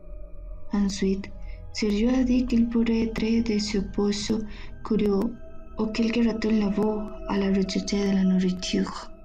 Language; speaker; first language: French; non-native, learner; Spanish